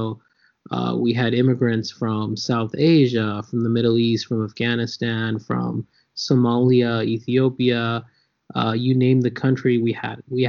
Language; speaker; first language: English; native; English